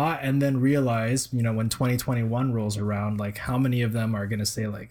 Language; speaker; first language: English; early bilingual, other home language; Spanish